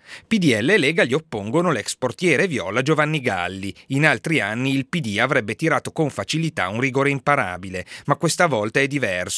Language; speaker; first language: Italian; native; Italian